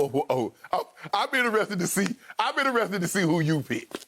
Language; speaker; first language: English; native; English